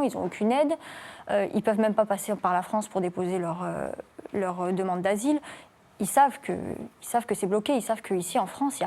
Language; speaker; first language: French; native; French